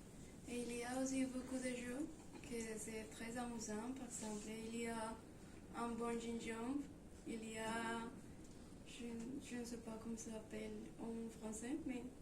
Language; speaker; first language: French; non-native, learner; Spanish